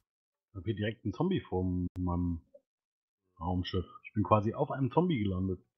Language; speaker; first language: German; native; German